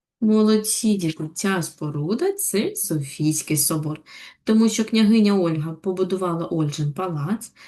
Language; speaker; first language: Ukrainian; native; Ukrainian